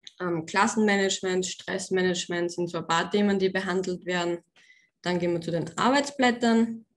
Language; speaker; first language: German; native; German